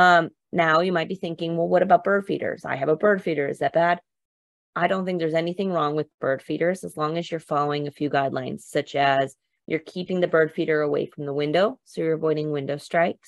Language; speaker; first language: English; native; English